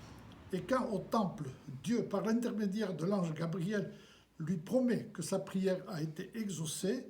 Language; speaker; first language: French; native; French